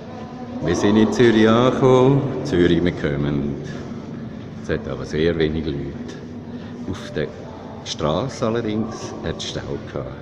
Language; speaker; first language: German; native; German